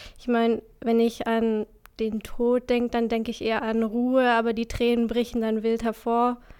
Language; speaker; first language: German; native; German